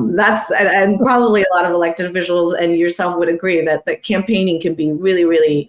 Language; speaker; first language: English; non-native, fluent; Persian